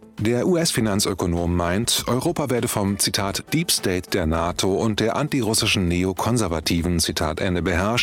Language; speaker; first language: German; native; German